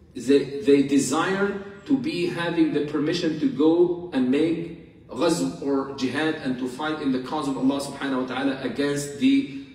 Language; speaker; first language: English; non-native, fluent; Arabic